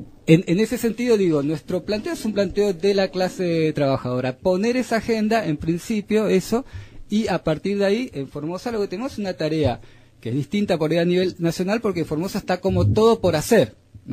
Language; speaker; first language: Spanish; native; Spanish